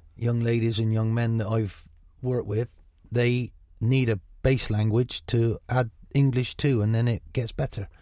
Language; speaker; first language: English; native; English